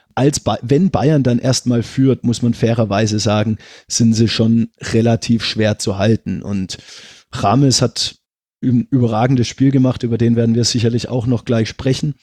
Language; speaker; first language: German; native; German